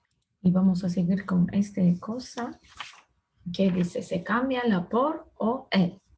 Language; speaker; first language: Spanish; non-native, fluent; Turkish